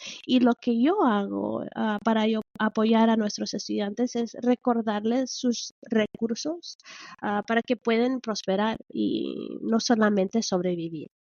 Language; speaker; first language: Spanish; early bilingual, heritage; Spanish